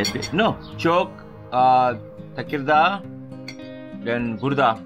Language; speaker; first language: Turkish; non-native, learner; Hindi